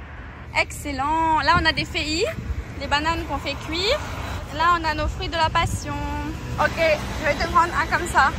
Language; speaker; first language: French; native; French